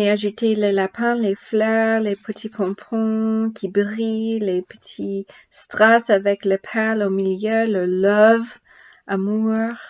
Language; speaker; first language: French; non-native, learner; English